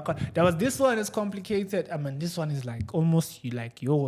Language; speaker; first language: English; non-native, local second language; Zulu